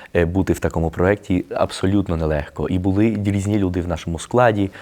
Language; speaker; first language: Ukrainian; early bilingual, heritage; Spanish